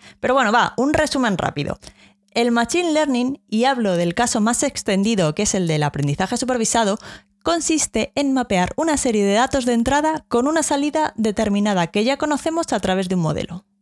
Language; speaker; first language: Spanish; native; Spanish